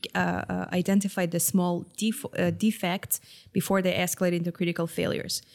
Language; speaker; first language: English; non-native, fluent; Hebrew